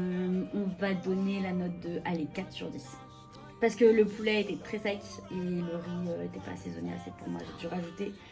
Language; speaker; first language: French; native; French